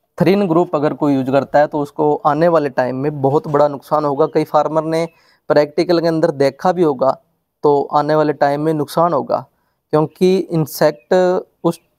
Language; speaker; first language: Hindi; non-native, local second language; Punjabi